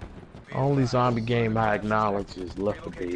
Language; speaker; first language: English; native; English